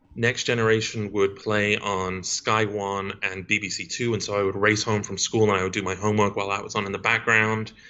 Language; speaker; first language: English; native; English